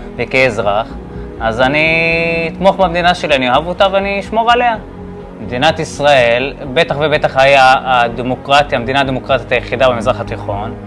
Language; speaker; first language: Hebrew; non-native, local second language; Arabic